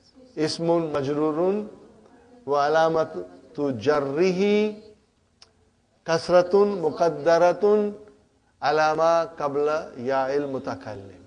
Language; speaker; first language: Arabic; non-native, fluent; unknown